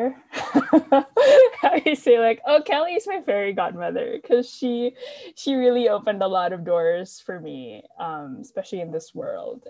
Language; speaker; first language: English; non-native, local second language; Filipino